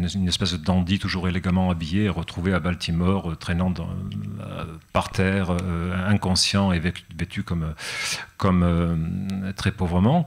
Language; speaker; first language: French; native; French